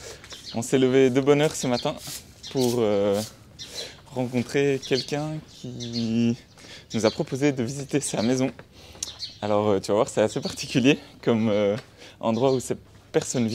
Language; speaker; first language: French; native; French